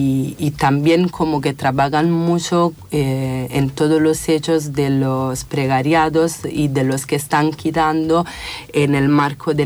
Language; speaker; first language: Spanish; non-native, fluent; Italian